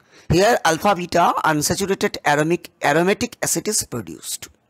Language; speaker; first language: English; non-native, local second language; Bangla